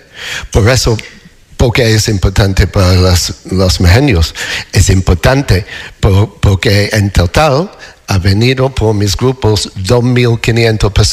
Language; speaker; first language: Spanish; non-native, fluent; English